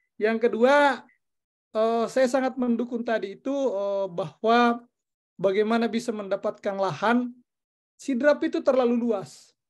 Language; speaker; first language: Indonesian; non-native, local second language; Buginese